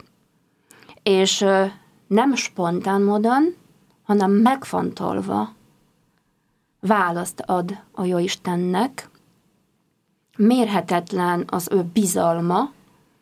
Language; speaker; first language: Hungarian; non-native, fluent; Polish